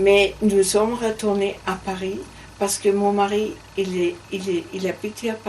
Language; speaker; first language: French; non-native, learner; German